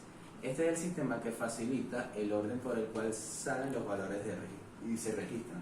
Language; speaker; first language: Spanish; native; Spanish